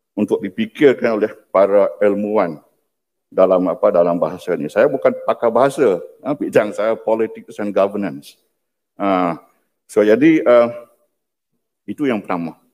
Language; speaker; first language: Malay; non-native, local second language; Iban